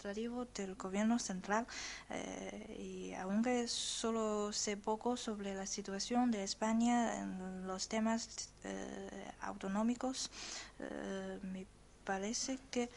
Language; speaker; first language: Spanish; non-native, learner; Chinese